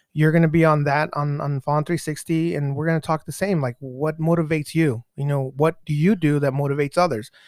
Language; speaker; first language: English; early bilingual, other home language; Spanish